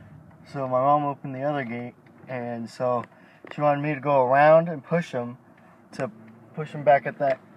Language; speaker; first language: English; native; English